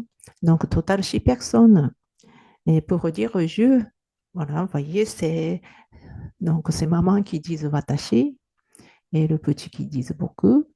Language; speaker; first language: French; non-native, fluent; Japanese